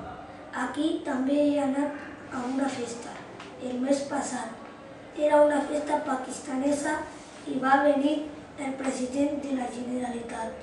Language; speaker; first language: Catalan; early bilingual, other home language; Urdu